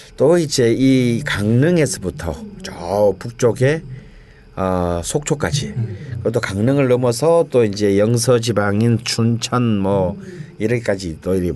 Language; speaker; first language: Korean; native; Korean